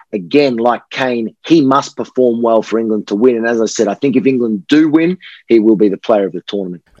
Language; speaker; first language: English; native; English